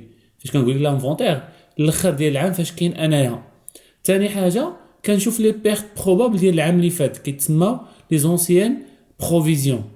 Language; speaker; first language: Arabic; native; Arabic